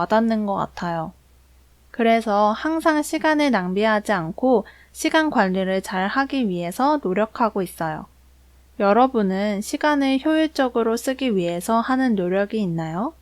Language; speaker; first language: Korean; native; Korean